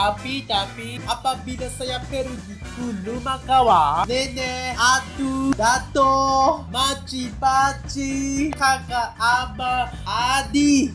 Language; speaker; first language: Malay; non-native, learner; Japanese